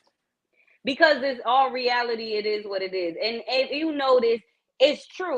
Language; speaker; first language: English; native; English